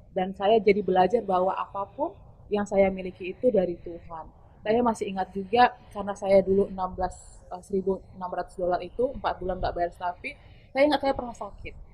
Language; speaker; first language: Indonesian; native; Indonesian